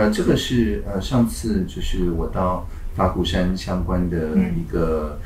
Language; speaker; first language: Chinese; native; Chinese